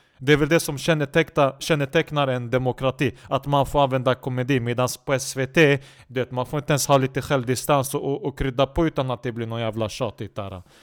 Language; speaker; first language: Swedish; non-native, local second language; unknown